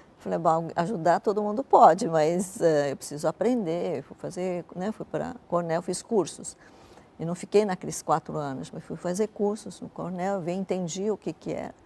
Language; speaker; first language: Portuguese; early bilingual, other home language; Japanese